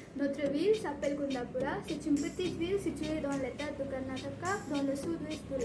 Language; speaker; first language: French; non-native, fluent; Konkani